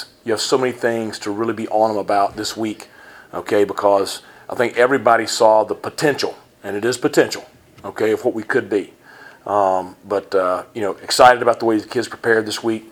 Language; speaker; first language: English; native; English